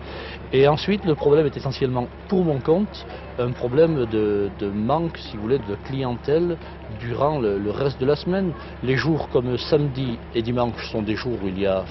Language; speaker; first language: French; native; French